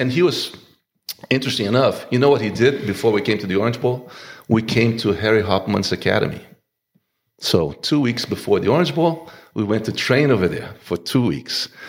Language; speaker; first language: English; non-native, fluent; Portuguese